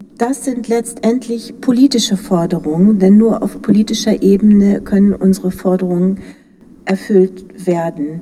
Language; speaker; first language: German; native; German